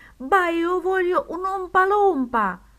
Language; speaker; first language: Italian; non-native, fluent; Ukrainian